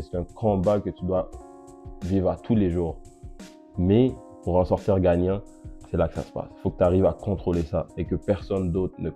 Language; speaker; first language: French; native; French